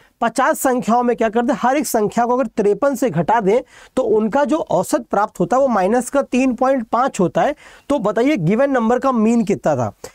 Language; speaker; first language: Hindi; native; Hindi